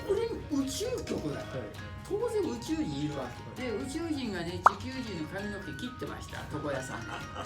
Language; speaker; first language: Japanese; native; Japanese